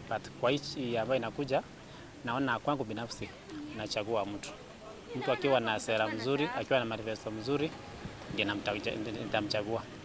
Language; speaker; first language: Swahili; non-native, local second language; Kalenjin